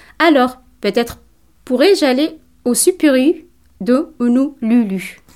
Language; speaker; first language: French; non-native, local second language; Tachelhit